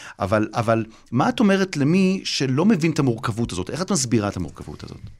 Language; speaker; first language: Hebrew; native; Hebrew